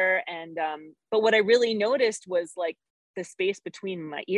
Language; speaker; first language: English; native; English